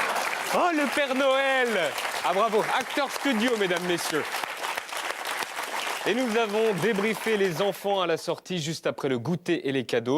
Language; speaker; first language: French; native; French